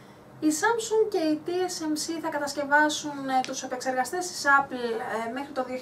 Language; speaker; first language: Greek; native; Greek